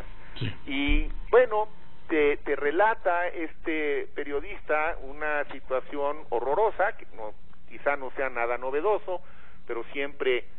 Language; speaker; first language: Spanish; native; Spanish